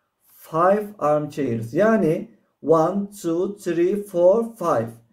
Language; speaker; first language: English; non-native, fluent; Turkish